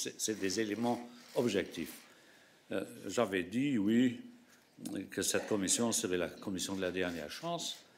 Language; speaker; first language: French; non-native, local second language; Luxembourgish